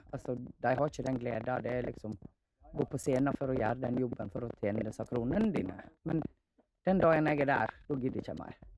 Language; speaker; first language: Norwegian; native; Norwegian